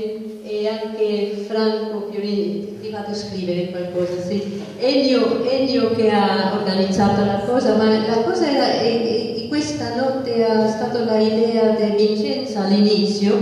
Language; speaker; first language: Italian; non-native, fluent; English